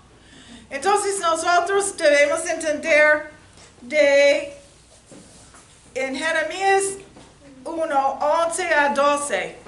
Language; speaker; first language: Spanish; non-native, learner; English